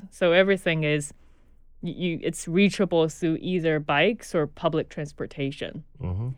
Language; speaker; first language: English; non-native, fluent; Chinese